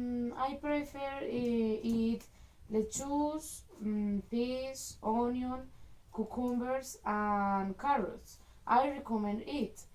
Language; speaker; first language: English; non-native, learner; Spanish